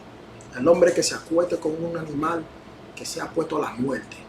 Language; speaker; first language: Spanish; non-native, fluent; English